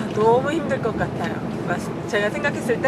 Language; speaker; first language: Korean; native; Korean